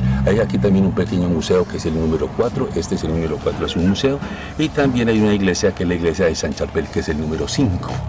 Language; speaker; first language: Spanish; native; Spanish